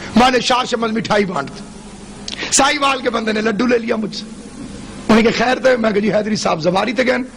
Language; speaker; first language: Urdu; non-native, local second language; Punjabi